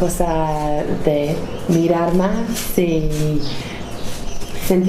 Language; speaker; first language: Spanish; non-native, learner; English